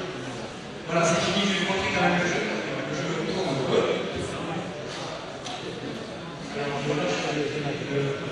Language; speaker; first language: French; native; French